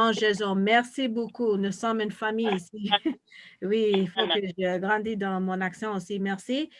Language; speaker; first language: French; non-native, fluent; English